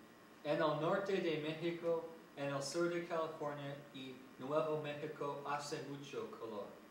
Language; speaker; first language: Spanish; non-native, learner; English